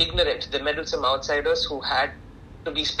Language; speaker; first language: English; non-native, local second language; Tamil